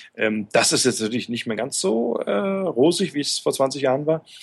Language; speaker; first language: German; native; German